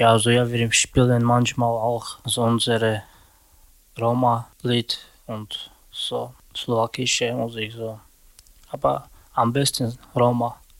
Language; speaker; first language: German; non-native, learner; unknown